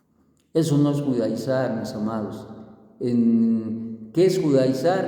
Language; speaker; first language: Spanish; native; Spanish